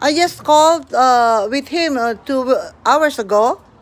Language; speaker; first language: English; non-native, learner; Indonesian